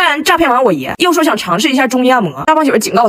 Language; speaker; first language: Chinese; native; Chinese